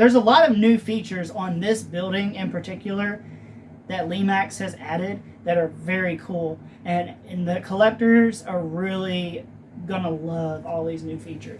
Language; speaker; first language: English; native; English